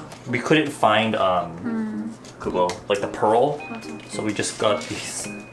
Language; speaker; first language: English; native; English